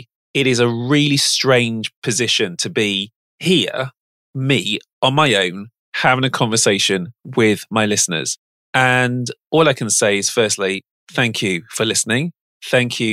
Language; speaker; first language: English; native; English